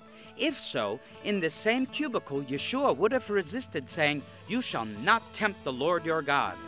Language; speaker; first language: English; native; English